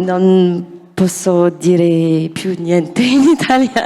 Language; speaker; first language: Italian; non-native, learner; French